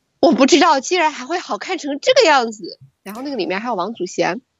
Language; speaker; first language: Chinese; native; Chinese